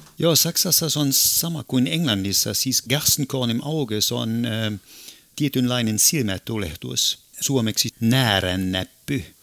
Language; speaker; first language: Finnish; non-native, fluent; German